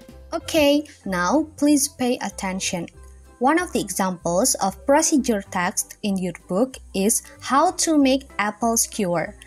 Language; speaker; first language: English; non-native, fluent; Indonesian